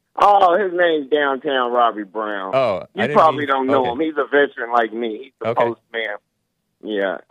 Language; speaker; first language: English; native; English